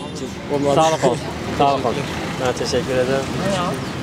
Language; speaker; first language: Turkish; native; Turkish